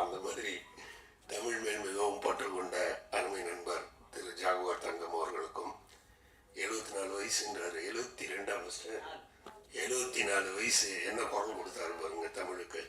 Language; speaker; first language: Tamil; native; Tamil